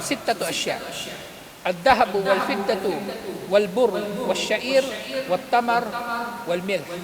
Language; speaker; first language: Arabic; non-native, fluent; Filipino